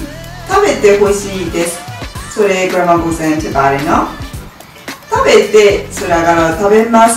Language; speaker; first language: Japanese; non-native, fluent; Burmese